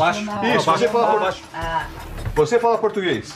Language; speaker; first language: Portuguese; native; Portuguese